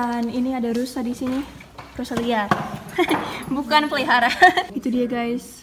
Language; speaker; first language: Indonesian; non-native, fluent; English